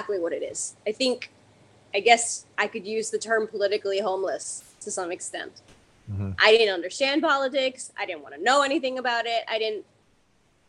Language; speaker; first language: English; non-native, local second language; Filipino